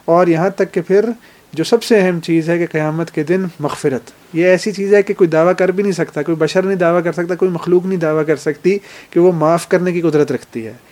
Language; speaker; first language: Urdu; native; Urdu